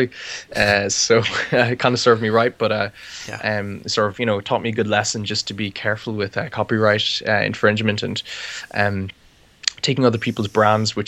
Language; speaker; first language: English; native; English